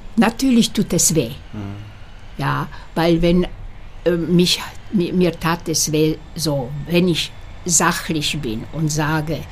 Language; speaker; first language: German; non-native, fluent; Slovak